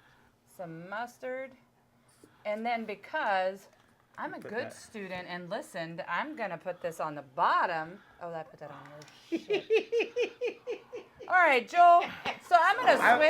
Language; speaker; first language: English; native; English